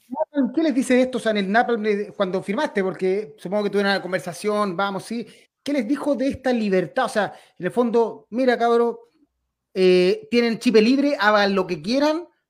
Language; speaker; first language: Spanish; native; Spanish